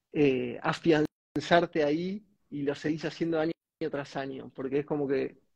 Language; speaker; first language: Spanish; native; Spanish